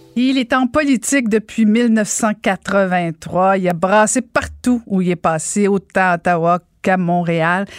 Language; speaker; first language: French; native; French